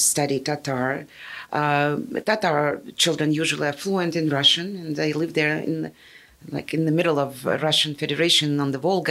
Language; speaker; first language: English; non-native, fluent; Yakut